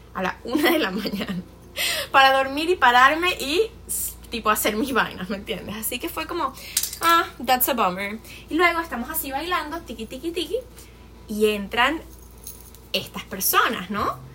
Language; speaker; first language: Spanish; native; Spanish